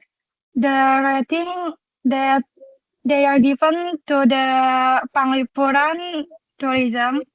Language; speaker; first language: English; non-native, local second language; Indonesian